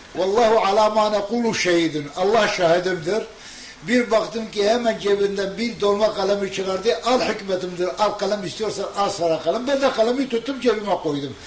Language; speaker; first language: Turkish; non-native, local second language; Kurdish